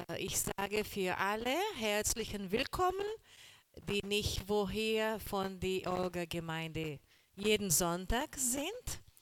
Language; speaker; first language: German; non-native, learner; Portuguese